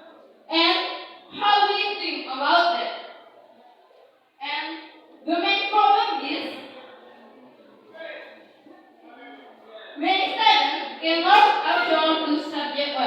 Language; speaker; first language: English; non-native, learner; Indonesian